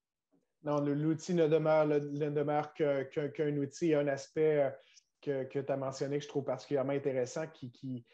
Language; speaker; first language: French; native; French